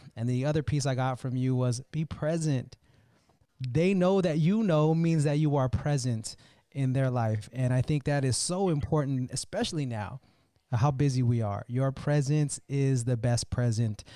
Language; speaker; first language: English; native; English